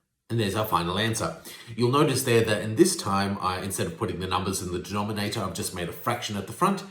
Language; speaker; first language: English; native; English